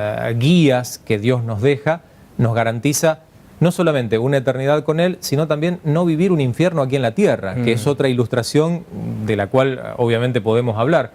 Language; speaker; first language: Spanish; native; Spanish